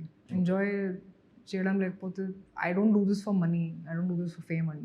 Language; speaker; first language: Telugu; non-native, local second language; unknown